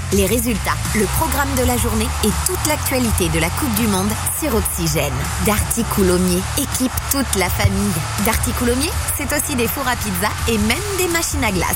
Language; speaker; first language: French; native; French